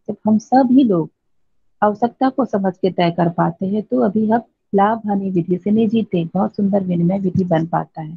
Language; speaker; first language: Hindi; native; Hindi